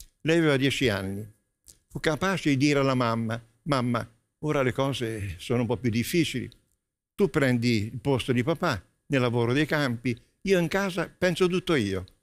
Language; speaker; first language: Italian; native; Italian